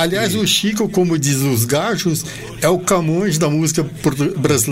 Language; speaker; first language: Portuguese; native; Portuguese